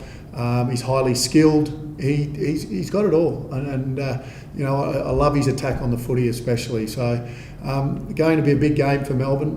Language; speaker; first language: English; native; English